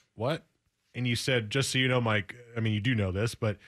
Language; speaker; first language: English; native; English